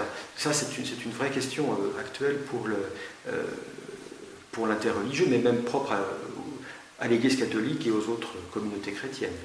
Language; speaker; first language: French; native; French